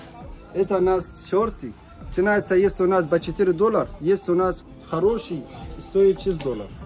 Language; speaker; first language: Russian; non-native, learner; Arabic